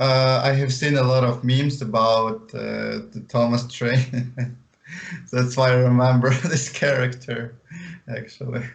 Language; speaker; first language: English; non-native, learner; Ukrainian